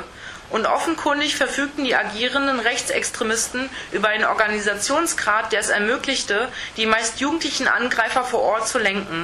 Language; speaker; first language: German; native; German